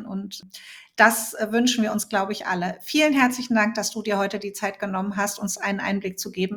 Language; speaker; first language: German; native; German